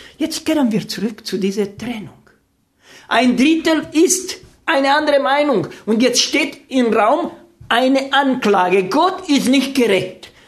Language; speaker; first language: German; non-native, fluent; Romanian